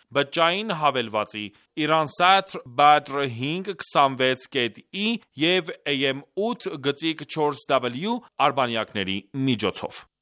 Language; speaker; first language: Armenian; native; Armenian